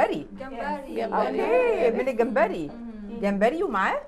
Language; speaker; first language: Arabic; native; Arabic